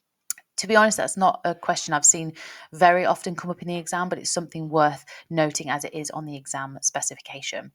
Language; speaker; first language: English; native; English